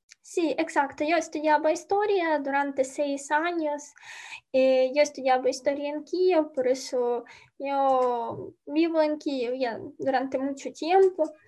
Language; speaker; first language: Spanish; non-native, learner; Ukrainian